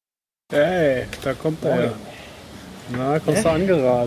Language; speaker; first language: German; native; German